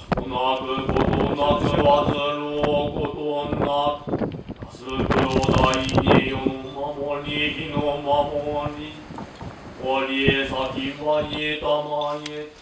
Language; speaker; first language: Japanese; native; Japanese